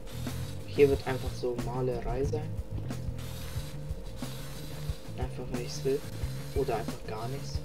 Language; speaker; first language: German; native; German